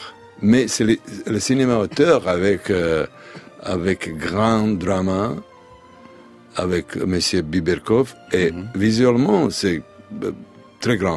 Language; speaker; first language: French; non-native, learner; Serbian